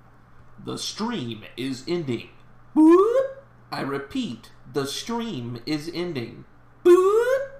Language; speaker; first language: English; native; English